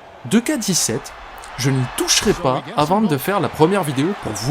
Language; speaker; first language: French; native; French